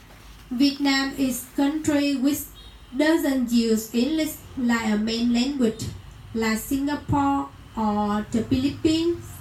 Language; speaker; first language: English; non-native, learner; Vietnamese